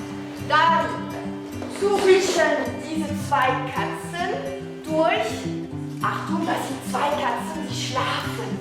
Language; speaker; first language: German; non-native, learner; French